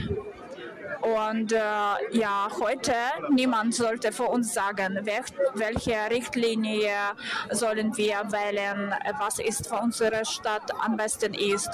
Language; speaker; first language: German; non-native, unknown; Ukrainian